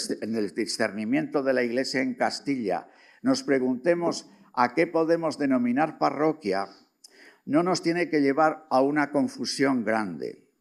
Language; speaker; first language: Spanish; native; Spanish